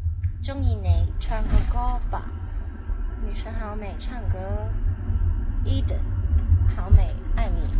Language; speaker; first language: Chinese; non-native, local second language; Cantonese